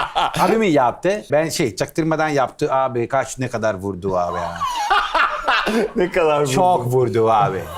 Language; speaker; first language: Turkish; non-native, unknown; Italian